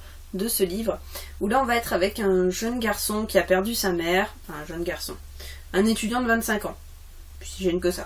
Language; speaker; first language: French; native; French